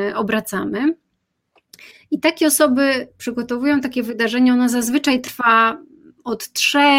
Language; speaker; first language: Polish; native; Polish